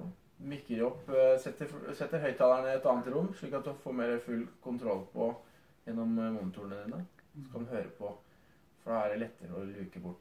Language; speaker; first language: Norwegian; native; Norwegian